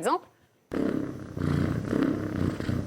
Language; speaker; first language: French; native; French